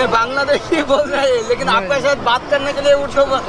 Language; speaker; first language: Hindi; non-native, learner; Bangla